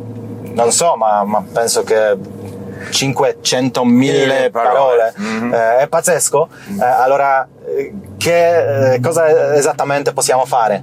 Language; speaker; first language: Italian; non-native, learner; Polish